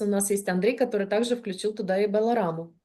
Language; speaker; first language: Russian; native; Russian